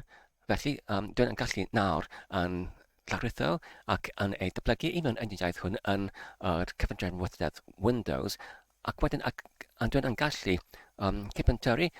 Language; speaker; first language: Welsh; non-native, learner; English